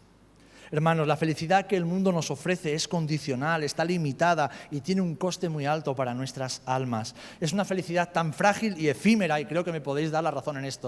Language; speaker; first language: Spanish; native; Spanish